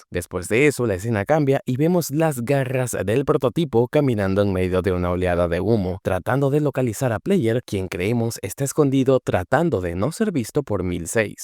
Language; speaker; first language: Spanish; native; Spanish